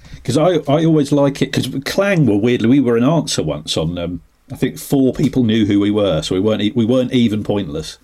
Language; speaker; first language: English; native; English